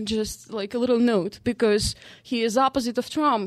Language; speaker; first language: English; non-native, fluent; Uzbek